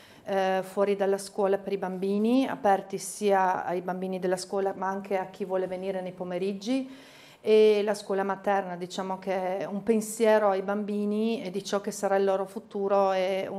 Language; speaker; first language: Italian; native; Italian